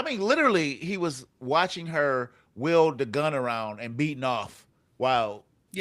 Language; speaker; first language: English; native; English